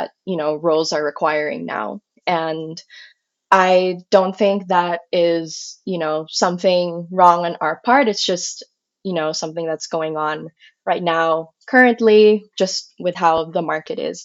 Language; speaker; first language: English; non-native, local second language; Filipino